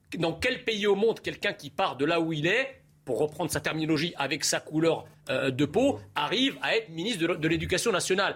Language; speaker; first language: French; early bilingual, other home language; Arabic